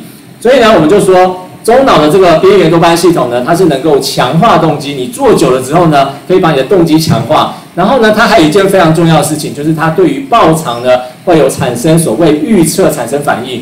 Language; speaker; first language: Chinese; native; Chinese